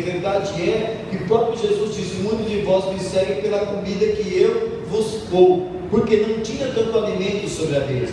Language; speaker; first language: Portuguese; native; Portuguese